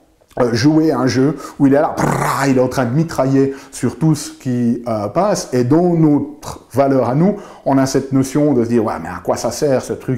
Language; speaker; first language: French; native; French